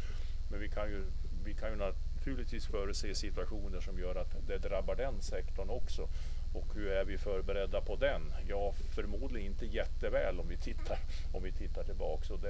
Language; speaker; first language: Swedish; native; Swedish